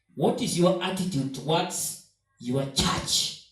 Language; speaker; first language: English; non-native, local second language; Swahili